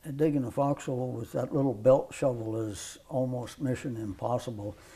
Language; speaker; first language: English; native; English